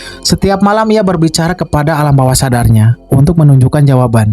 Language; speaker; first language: Indonesian; native; Indonesian